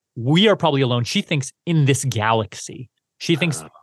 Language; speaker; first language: English; native; English